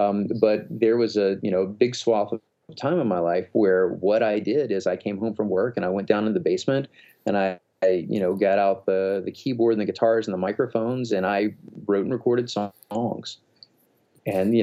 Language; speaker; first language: English; native; English